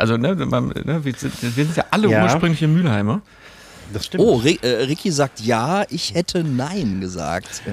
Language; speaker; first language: German; native; German